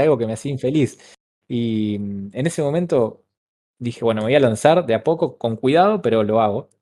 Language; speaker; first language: Spanish; native; Spanish